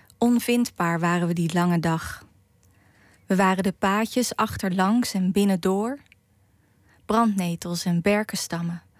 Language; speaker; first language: Dutch; native; Dutch